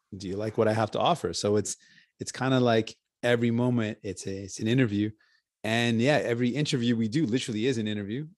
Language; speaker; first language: English; native; English